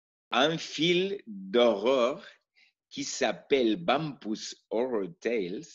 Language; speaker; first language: French; non-native, learner; Spanish